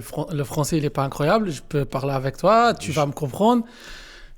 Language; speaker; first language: French; non-native, learner; Portuguese